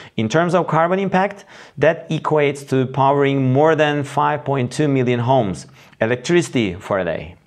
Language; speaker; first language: English; non-native, fluent; Turkish